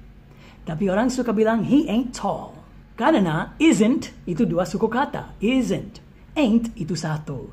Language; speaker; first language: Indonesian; non-native, fluent; English